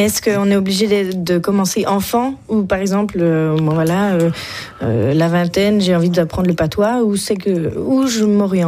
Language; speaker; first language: French; native; French